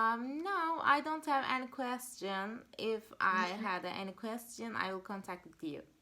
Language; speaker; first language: English; non-native, learner; Turkish